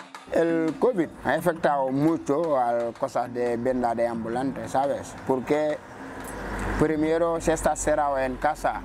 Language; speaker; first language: Spanish; non-native, fluent; Wolof